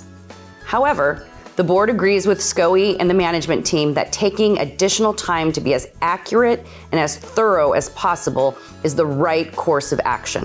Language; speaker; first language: English; native; English